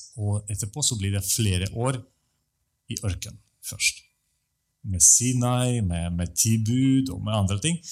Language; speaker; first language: Norwegian; non-native, fluent; Russian